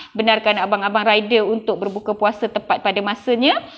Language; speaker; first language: Malay; non-native, local second language; Tamil